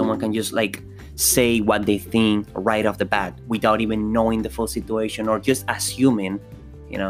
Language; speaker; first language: English; non-native, fluent; Spanish